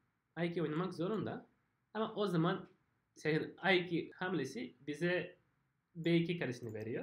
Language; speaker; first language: Turkish; non-native, fluent; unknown